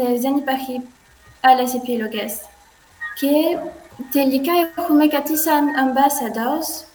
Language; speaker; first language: Greek; non-native, learner; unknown